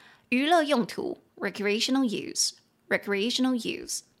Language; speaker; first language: English; non-native, fluent; Chinese